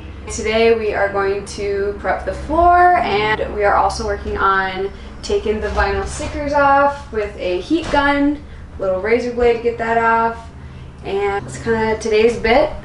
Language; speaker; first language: English; native; English